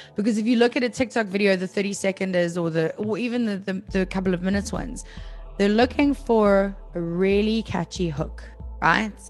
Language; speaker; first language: English; native; English